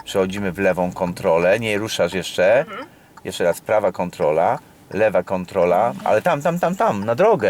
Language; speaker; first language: Polish; native; Polish